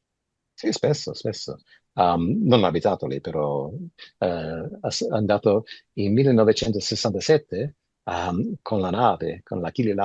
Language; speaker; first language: Italian; early bilingual, heritage; Italian